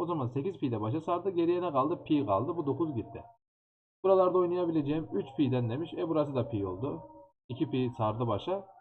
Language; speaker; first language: Turkish; native; Turkish